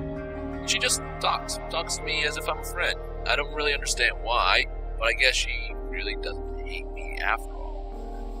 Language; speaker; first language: English; native; English